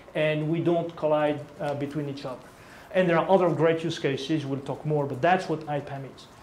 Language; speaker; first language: English; non-native, fluent; French